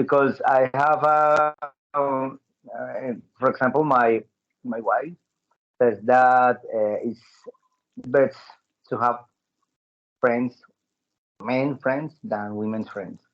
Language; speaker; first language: English; non-native, learner; Spanish